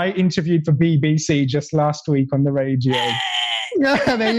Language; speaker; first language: English; native; English